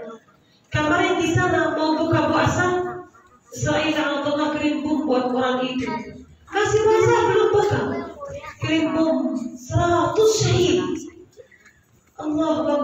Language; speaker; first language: Indonesian; non-native, learner; Arabic